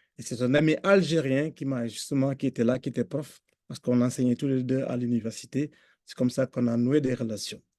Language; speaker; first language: French; non-native, local second language; Fula